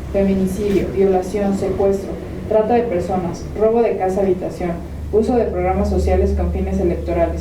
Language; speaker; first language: Spanish; native; Spanish